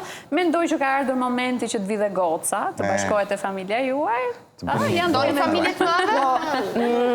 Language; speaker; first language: Albanian; native; Albanian